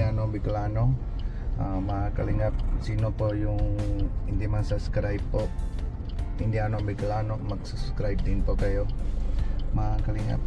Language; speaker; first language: Filipino; non-native, learner; Hindi